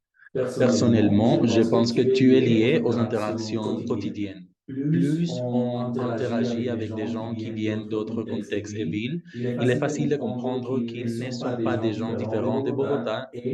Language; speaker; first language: French; non-native, learner; Spanish